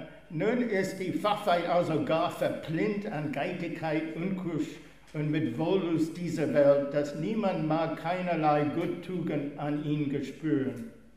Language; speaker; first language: German; non-native, fluent; English